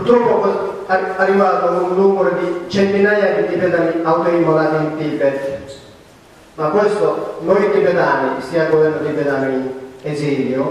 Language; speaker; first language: Italian; non-native, learner; Tibetan